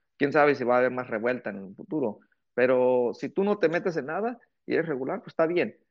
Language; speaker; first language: Spanish; early bilingual, heritage; Spanish